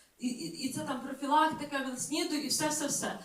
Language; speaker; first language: Ukrainian; native; Ukrainian